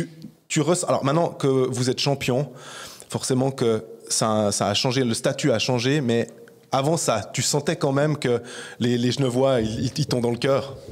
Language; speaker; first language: French; native; French